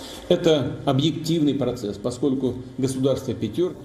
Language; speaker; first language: Russian; native; Russian